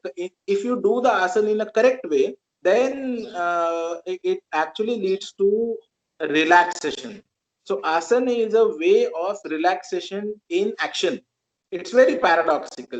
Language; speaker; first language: English; non-native, local second language; Marathi